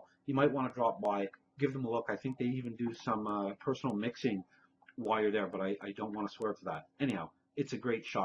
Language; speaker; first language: English; native; English